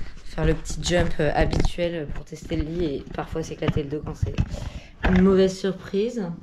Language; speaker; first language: French; native; French